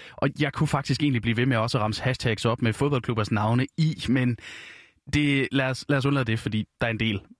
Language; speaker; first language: Danish; native; Danish